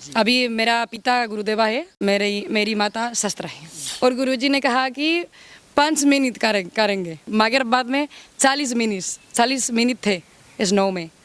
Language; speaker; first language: Hindi; non-native, learner; Spanish